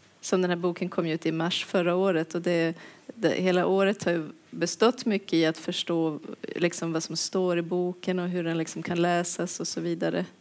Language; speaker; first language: Swedish; native; Swedish